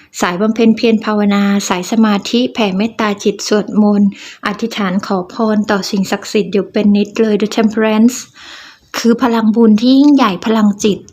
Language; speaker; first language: Thai; native; Thai